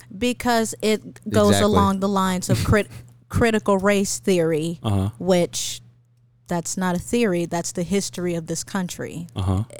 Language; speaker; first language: English; native; English